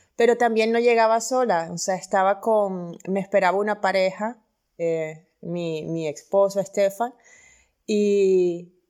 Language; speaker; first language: Spanish; native; Spanish